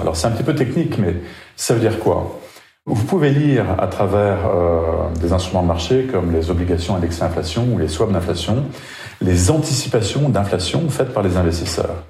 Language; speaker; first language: French; native; French